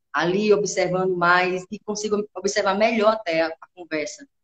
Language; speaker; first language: Portuguese; native; Portuguese